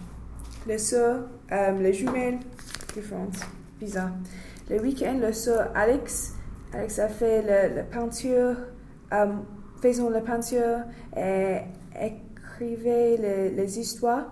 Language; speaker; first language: French; non-native, learner; English